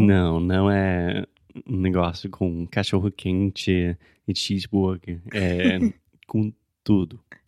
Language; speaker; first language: Portuguese; non-native, fluent; English